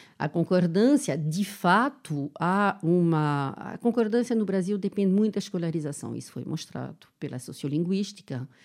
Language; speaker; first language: Portuguese; non-native, fluent; French